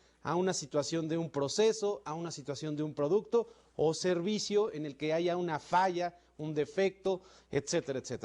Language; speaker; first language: Spanish; native; Spanish